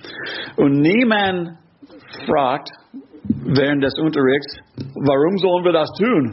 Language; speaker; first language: German; non-native, fluent; English